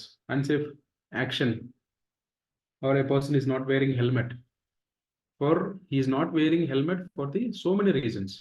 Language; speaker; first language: English; non-native, local second language; Telugu